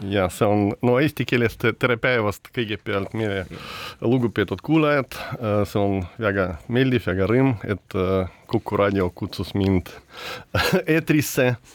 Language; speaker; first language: Estonian; non-native, learner; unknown